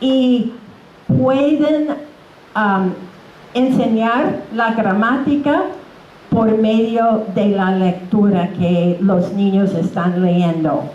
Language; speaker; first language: Spanish; non-native, fluent; English